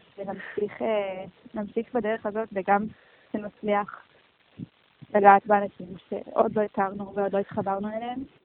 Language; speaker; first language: Hebrew; early bilingual, heritage; Hebrew